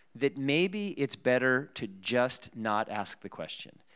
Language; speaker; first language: English; native; English